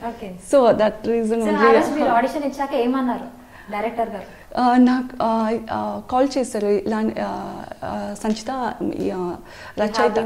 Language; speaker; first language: Telugu; non-native, learner; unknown